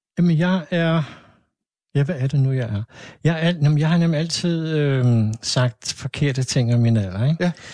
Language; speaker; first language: Danish; native; Danish